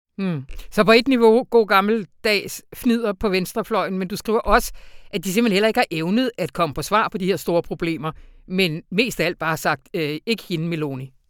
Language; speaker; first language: Danish; native; Danish